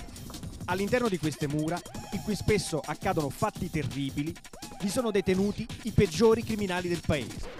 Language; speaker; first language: Italian; native; Italian